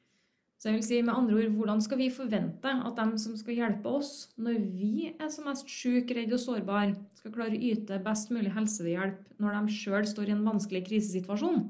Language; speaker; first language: Norwegian; native; Norwegian